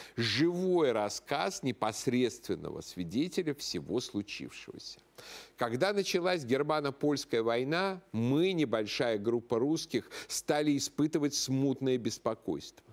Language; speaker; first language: Russian; native; Russian